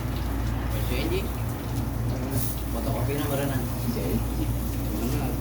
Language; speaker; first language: Indonesian; non-native, local second language; Sundanese